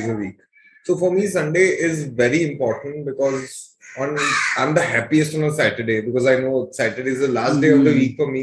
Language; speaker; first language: English; non-native, local second language; Hindi